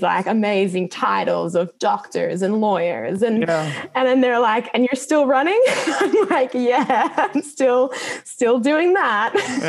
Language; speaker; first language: English; native; English